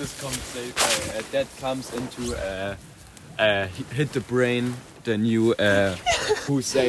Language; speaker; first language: English; non-native, learner; German